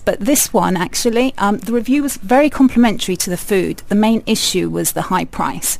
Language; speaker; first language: English; native; English